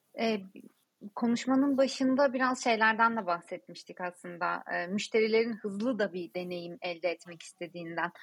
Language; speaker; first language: Turkish; native; Turkish